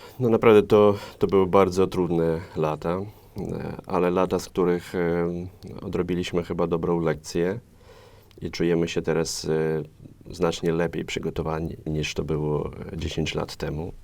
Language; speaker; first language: Polish; non-native, fluent; Ukrainian